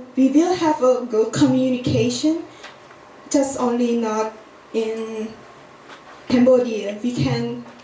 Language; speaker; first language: English; non-native, learner; Khmer